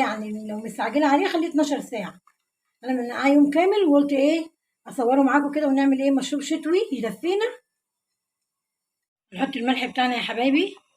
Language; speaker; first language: Arabic; native; Arabic